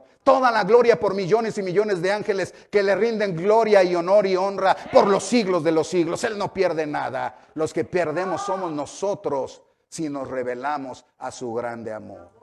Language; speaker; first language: Spanish; native; Spanish